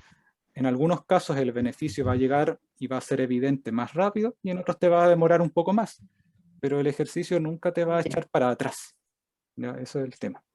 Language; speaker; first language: Spanish; native; Spanish